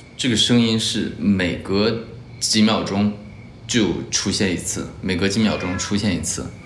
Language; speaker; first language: Chinese; native; Chinese